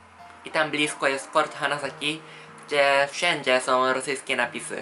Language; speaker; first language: Polish; non-native, fluent; Japanese